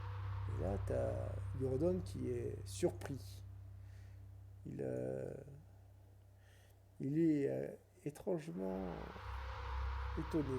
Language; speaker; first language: French; native; French